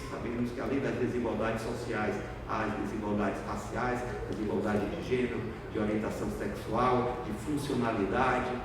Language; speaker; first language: Portuguese; native; Portuguese